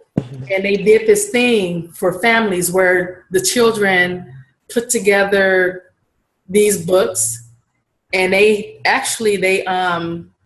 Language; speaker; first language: English; native; English